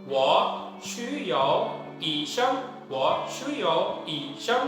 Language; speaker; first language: Chinese; non-native, learner; Urdu